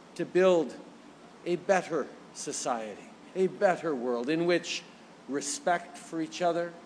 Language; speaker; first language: English; early bilingual, other home language; French